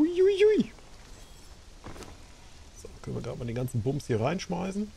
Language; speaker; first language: German; native; German